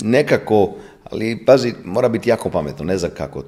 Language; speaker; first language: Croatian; non-native, fluent; Italian